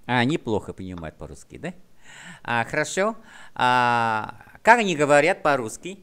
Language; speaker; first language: Russian; non-native, fluent; Vietnamese